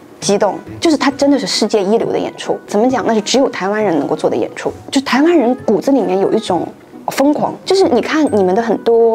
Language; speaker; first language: Chinese; native; Chinese